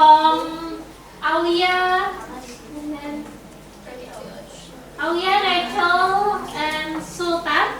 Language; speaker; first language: English; non-native, fluent; Indonesian